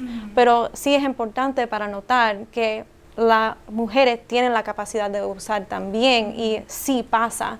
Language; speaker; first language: Spanish; early bilingual, heritage; Spanish